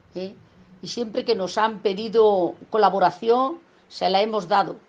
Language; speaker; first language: Spanish; native; Spanish